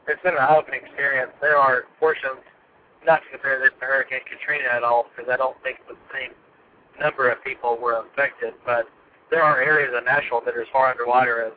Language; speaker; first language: English; native; English